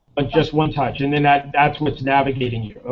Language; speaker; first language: English; native; English